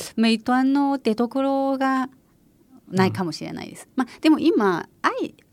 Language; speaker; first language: Japanese; non-native, fluent; Chinese